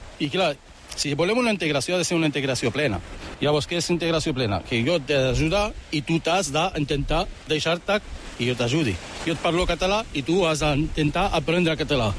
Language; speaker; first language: Catalan; early bilingual, other home language; Arabic